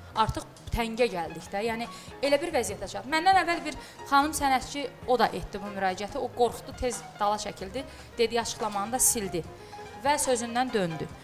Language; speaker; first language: Azerbaijani; native; Azerbaijani